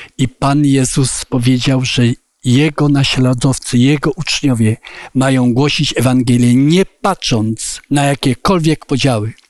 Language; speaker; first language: Polish; native; Polish